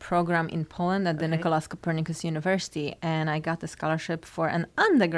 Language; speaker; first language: English; non-native, fluent; Polish